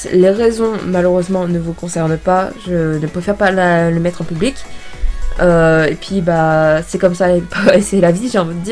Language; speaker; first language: French; native; French